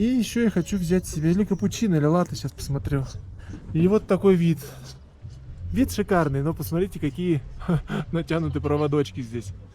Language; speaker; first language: Russian; native; Russian